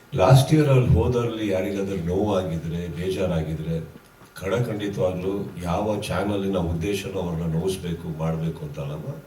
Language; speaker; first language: Kannada; native; Kannada